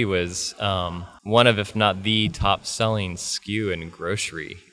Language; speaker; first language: English; native; English